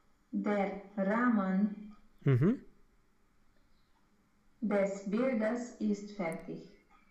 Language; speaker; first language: German; non-native, learner; Romanian